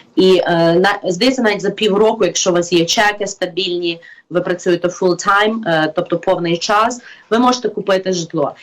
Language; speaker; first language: Ukrainian; native; Ukrainian